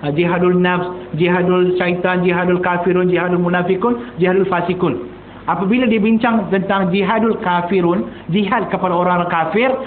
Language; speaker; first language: Malay; non-native, local second language; Tamil